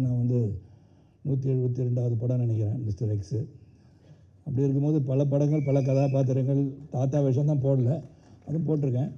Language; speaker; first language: Tamil; native; Tamil